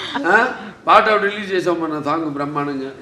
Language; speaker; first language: Telugu; native; Telugu